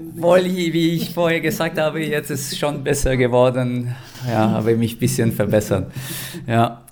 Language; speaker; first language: German; non-native, fluent; French